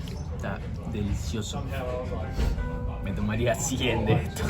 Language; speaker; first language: Spanish; native; Spanish